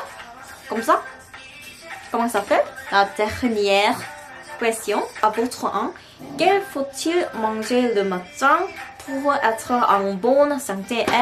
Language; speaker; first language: French; non-native, learner; Korean